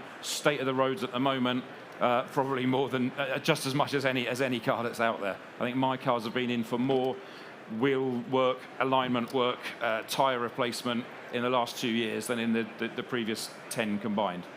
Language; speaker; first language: English; native; English